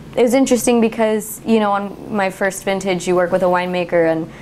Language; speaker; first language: English; native; English